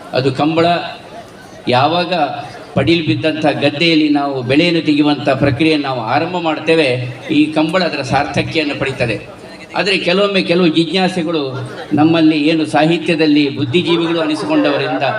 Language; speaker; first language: Kannada; non-native, local second language; Tulu